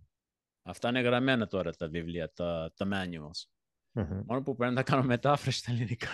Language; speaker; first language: Greek; early bilingual, heritage; Greek